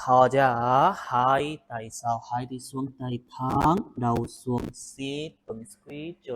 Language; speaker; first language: Vietnamese; non-native, learner; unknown